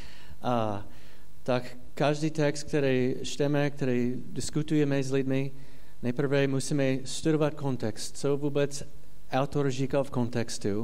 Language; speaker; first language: Czech; non-native, fluent; English